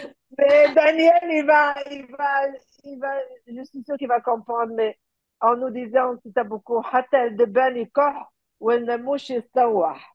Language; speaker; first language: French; early bilingual, heritage; French